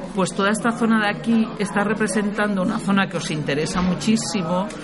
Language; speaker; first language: Spanish; native; Spanish